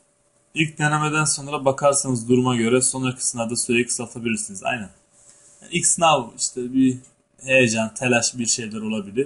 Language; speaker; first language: Turkish; native; Turkish